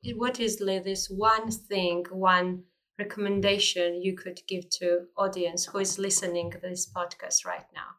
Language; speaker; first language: English; non-native, fluent; Georgian